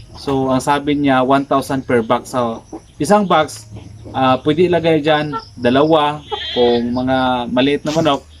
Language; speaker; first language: Filipino; non-native, local second language; Cebuano